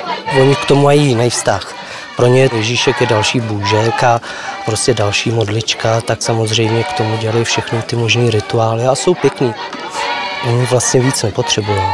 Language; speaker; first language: Czech; native; Czech